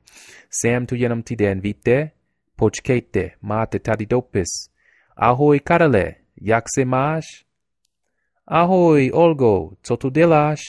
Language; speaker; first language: Czech; non-native, learner; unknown